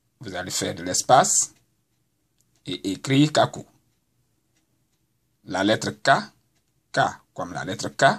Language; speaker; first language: French; non-native, local second language; Baoulé